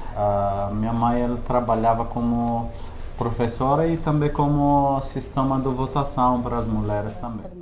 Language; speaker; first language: Portuguese; non-native, learner; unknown